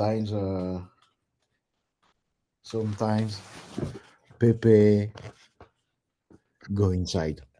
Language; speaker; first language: English; non-native, learner; French